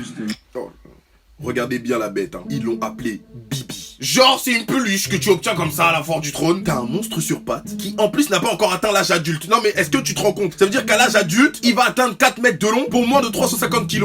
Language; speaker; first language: French; native; French